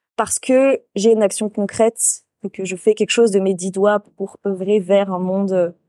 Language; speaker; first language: French; native; French